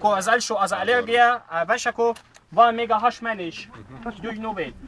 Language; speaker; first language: Hungarian; non-native, learner; Arabic